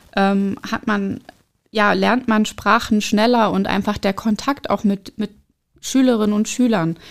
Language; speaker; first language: German; early bilingual, other home language; Arabic